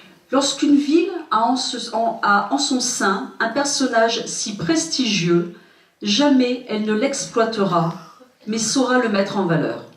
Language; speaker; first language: French; native; French